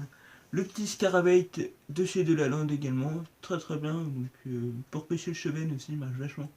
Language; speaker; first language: French; native; French